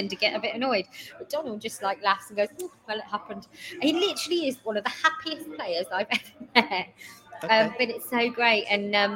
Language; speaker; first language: English; native; English